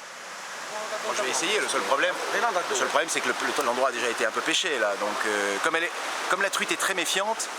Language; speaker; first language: French; native; French